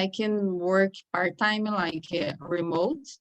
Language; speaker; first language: English; non-native, learner; Portuguese